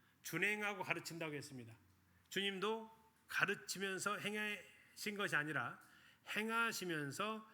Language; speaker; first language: Korean; native; Korean